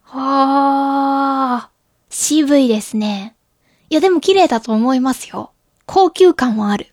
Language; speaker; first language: Japanese; native; Japanese